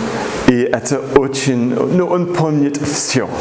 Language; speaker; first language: Russian; non-native, fluent; English